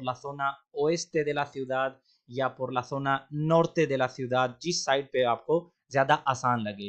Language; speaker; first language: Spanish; non-native, fluent; Urdu